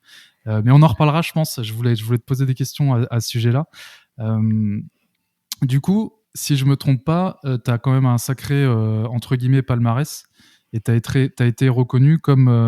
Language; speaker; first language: French; native; French